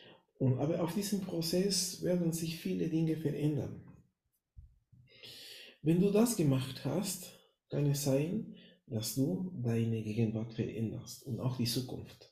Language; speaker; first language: German; non-native, fluent; Spanish